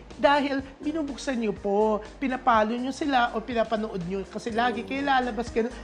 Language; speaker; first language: Filipino; native; Filipino